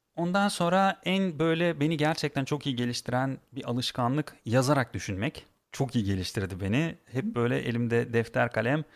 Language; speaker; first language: Turkish; non-native, fluent; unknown